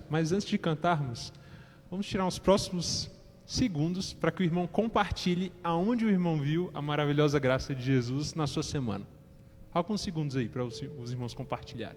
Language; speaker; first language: Portuguese; native; Portuguese